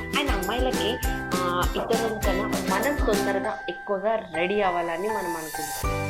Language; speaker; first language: Telugu; non-native, local second language; Marathi